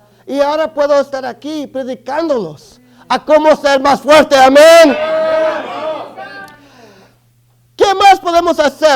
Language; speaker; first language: Spanish; early bilingual, other home language; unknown